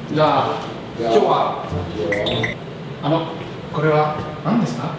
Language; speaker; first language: Japanese; non-native, learner; French